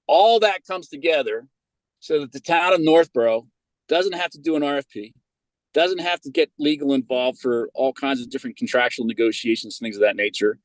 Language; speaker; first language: English; native; English